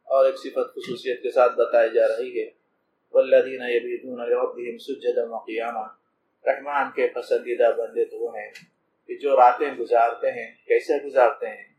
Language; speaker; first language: Urdu; native; Urdu